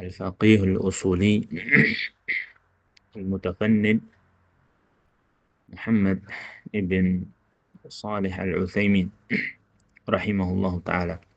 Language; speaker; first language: Arabic; non-native, fluent; Indonesian